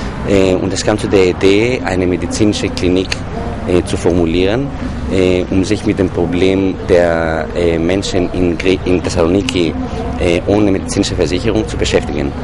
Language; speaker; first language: German; non-native, fluent; Greek